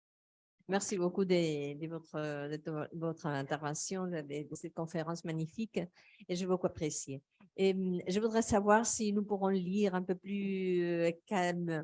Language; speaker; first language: French; non-native, fluent; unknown